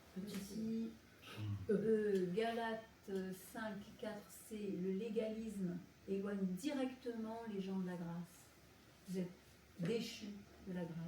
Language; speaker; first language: French; native; French